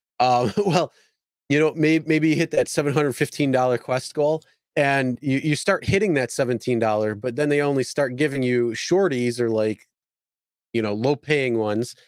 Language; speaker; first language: English; native; English